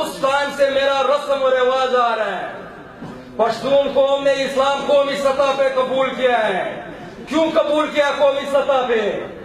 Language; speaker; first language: Urdu; non-native, local second language; Pashto